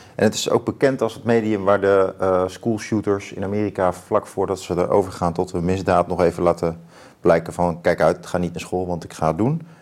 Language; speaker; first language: Dutch; native; Dutch